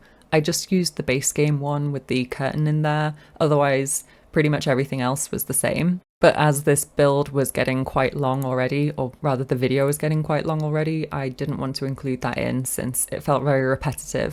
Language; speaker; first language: English; native; English